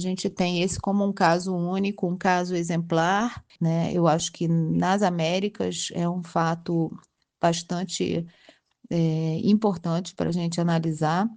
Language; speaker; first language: Portuguese; native; Portuguese